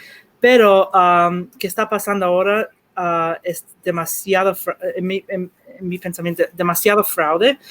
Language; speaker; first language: Spanish; early bilingual, heritage; Spanish